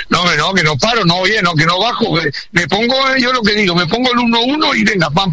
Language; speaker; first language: Spanish; native; Spanish